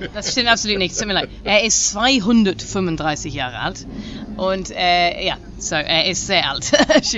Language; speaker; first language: German; non-native, fluent; English